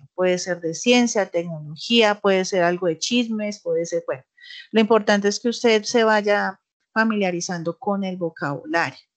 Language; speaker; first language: Spanish; native; Spanish